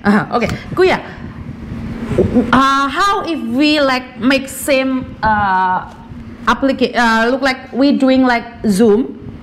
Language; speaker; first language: English; non-native, learner; Javanese